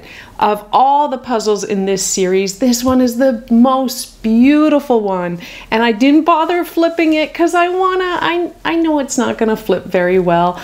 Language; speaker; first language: English; native; English